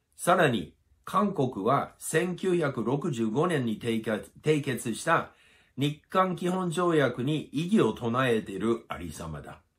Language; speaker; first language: Japanese; non-native, fluent; English